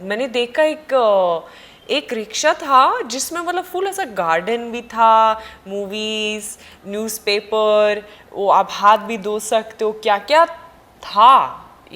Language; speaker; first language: Hindi; non-native, fluent; Swedish